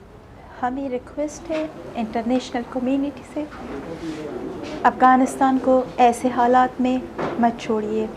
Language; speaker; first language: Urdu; non-native, fluent; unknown